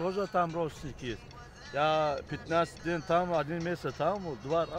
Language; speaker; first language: Russian; non-native, local second language; Turkmen